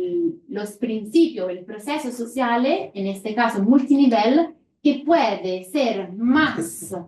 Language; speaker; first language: Spanish; non-native, fluent; Italian